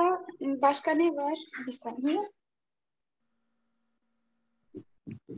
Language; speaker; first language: Turkish; non-native, learner; Arabic